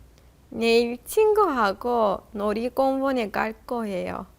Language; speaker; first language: Korean; non-native, learner; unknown